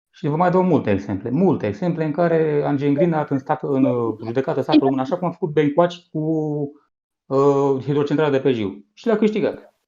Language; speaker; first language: Romanian; native; Romanian